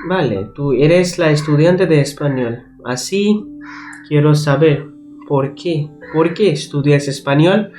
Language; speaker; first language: Spanish; non-native, learner; Bangla